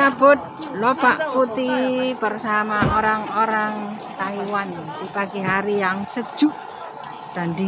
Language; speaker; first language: Indonesian; non-native, local second language; Javanese